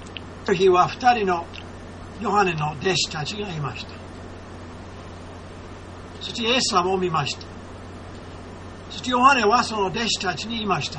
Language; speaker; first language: Japanese; non-native, fluent; English